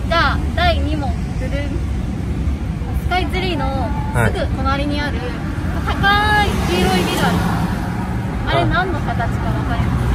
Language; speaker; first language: Japanese; native; Japanese